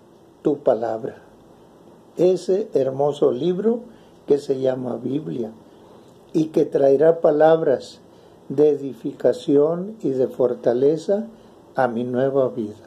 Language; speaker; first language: Spanish; native; Spanish